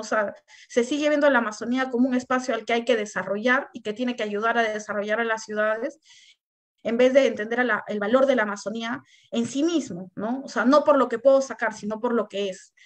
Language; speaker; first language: Spanish; native; Spanish